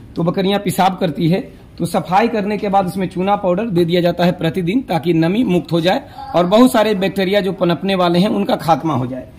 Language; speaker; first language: Hindi; native; Hindi